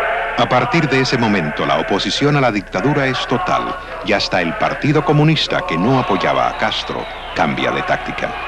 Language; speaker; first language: Spanish; native; Spanish